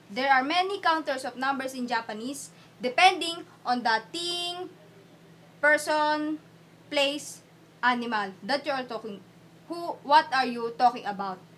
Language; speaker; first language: English; non-native, local second language; Filipino